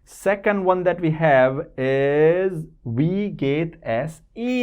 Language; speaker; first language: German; non-native, fluent; Hindi